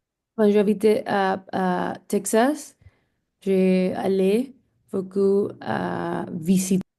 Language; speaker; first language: French; non-native, learner; English